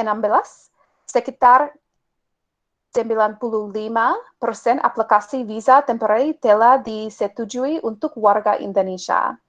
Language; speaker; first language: Indonesian; non-native, fluent; English